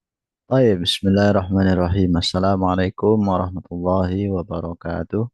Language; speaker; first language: Arabic; non-native, fluent; Indonesian